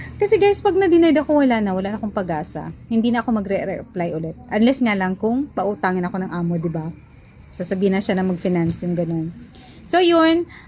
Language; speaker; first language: Filipino; non-native, local second language; Cebuano